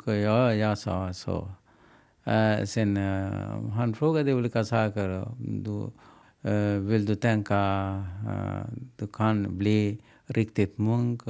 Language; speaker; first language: Swedish; non-native, learner; Sinhala